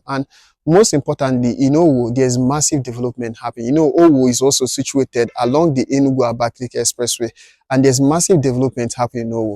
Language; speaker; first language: English; non-native, local second language; Igbo